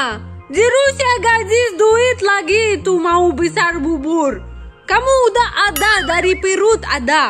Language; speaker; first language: Indonesian; non-native, learner; Russian